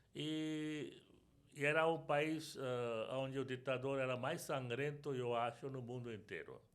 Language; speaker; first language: Portuguese; non-native, fluent; Sindhi